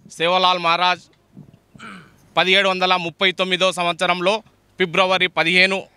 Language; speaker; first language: Telugu; non-native, local second language; Lambadi